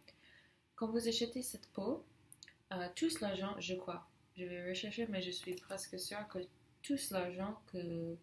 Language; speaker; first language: French; non-native, learner; English